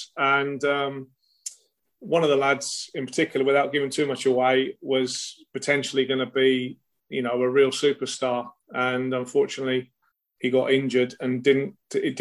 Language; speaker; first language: English; native; English